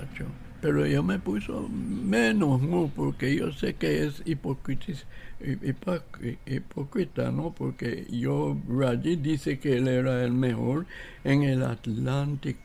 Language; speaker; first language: Spanish; non-native, local second language; English